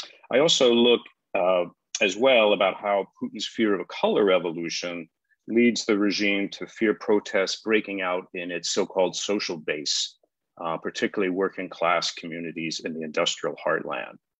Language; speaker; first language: English; native; English